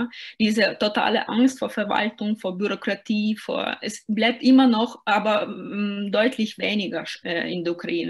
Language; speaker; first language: German; non-native, fluent; Ukrainian